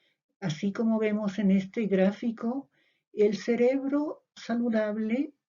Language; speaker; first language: Spanish; native; Spanish